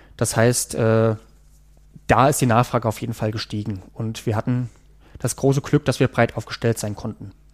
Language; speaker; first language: German; native; German